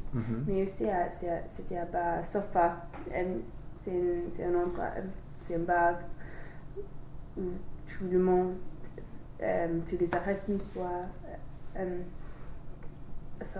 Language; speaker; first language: French; non-native, learner; English